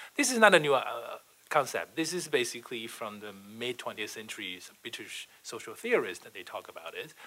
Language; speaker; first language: English; non-native, fluent; Chinese